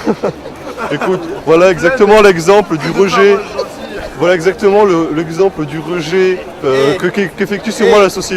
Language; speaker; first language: French; native; French